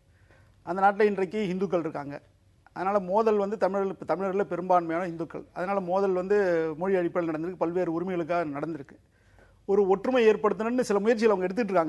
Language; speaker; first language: Tamil; native; Tamil